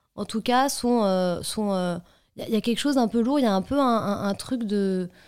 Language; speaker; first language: French; native; French